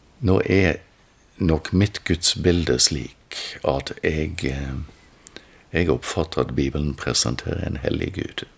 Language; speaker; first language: Norwegian; native; Norwegian